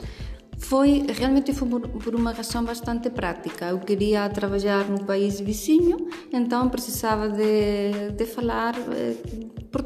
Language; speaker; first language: Portuguese; non-native, fluent; Spanish